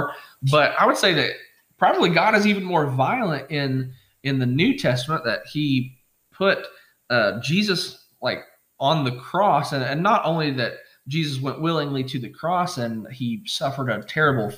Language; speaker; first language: English; native; English